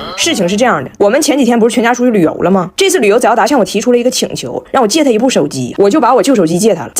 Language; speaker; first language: Chinese; native; Chinese